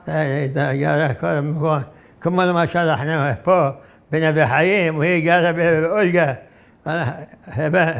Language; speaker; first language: Hebrew; non-native, fluent; Arabic